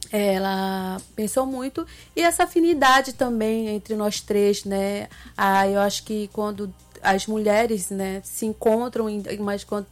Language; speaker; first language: Portuguese; non-native, local second language; Ticuna